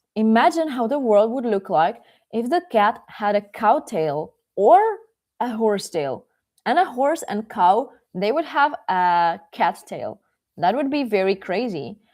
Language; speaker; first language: English; non-native, fluent; Czech